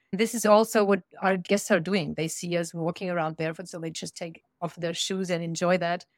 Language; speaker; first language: English; non-native, fluent; German